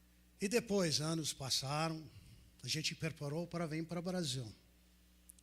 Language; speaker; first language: Portuguese; non-native, fluent; English